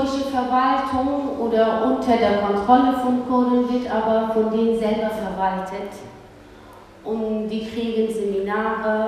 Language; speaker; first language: German; early bilingual, other home language; Kurdish